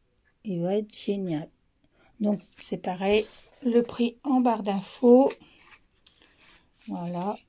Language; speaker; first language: French; native; French